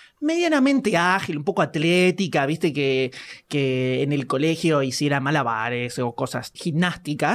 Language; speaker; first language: Spanish; native; Spanish